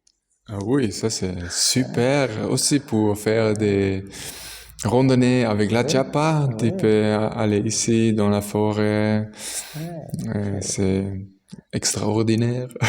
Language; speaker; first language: French; non-native, local second language; German